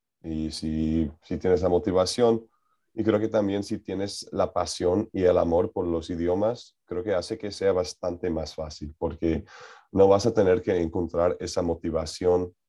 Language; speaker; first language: Spanish; non-native, learner; English